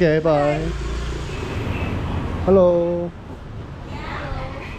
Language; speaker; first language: English; non-native, learner; Korean